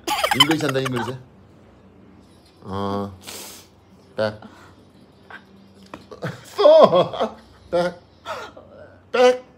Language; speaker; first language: English; non-native, learner; Korean